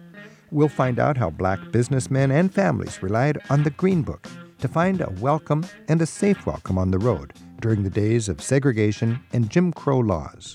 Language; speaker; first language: English; native; English